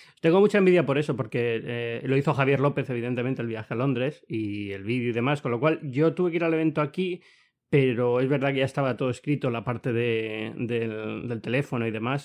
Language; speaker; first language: Spanish; native; Spanish